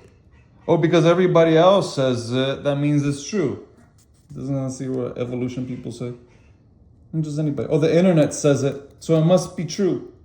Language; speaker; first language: English; native; English